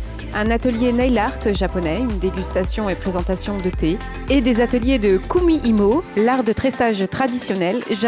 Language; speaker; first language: French; native; French